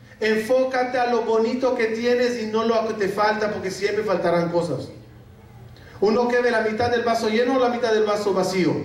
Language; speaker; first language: Spanish; non-native, fluent; Arabic